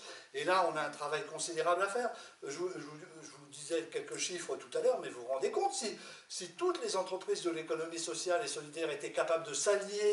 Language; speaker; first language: French; native; French